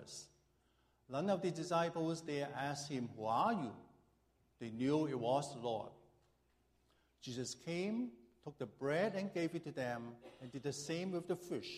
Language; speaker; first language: English; non-native, local second language; Cantonese